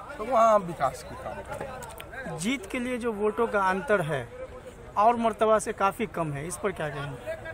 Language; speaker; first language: Hindi; native; Hindi